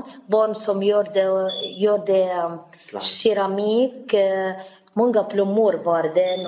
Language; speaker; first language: Swedish; non-native, learner; Arabic